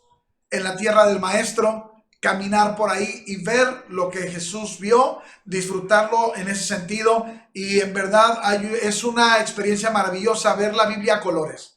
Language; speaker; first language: Spanish; native; Spanish